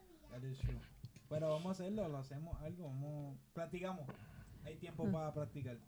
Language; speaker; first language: Spanish; early bilingual, heritage; Spanish